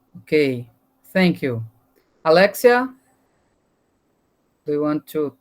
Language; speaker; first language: English; non-native, learner; Portuguese